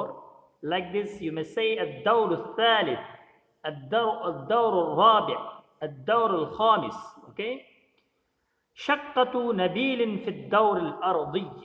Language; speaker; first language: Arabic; non-native, fluent; Urdu